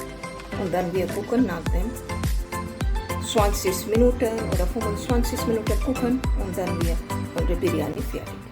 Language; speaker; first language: German; non-native, learner; Hindi